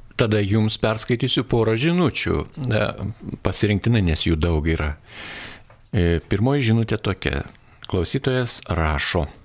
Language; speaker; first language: Lithuanian; native; Lithuanian